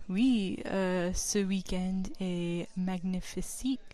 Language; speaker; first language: French; non-native, learner; English